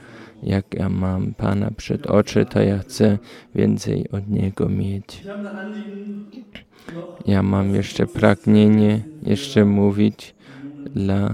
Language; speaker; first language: Polish; early bilingual, heritage; Polish